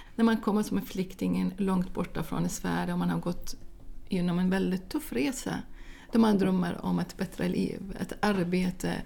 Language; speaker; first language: Swedish; non-native, fluent; Arabic